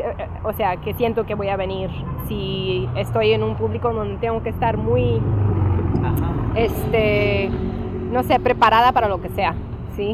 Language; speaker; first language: Spanish; early bilingual, heritage; English